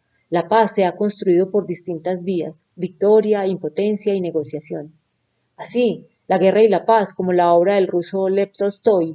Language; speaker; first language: Spanish; native; Spanish